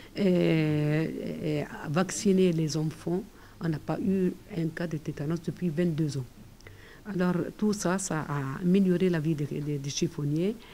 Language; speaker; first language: French; non-native, fluent; Arabic